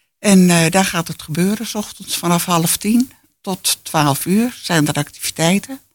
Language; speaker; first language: Dutch; native; Dutch